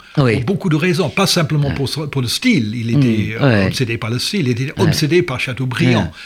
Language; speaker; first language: French; non-native, fluent; English